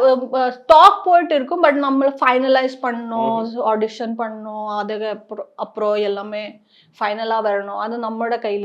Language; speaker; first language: Tamil; non-native, learner; Malayalam